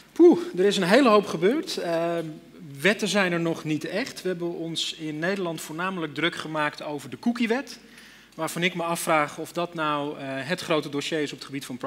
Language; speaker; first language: Dutch; native; Dutch